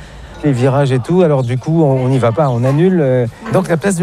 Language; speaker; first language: French; native; French